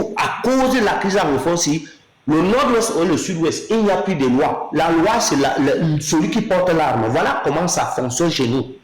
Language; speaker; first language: French; non-native, local second language; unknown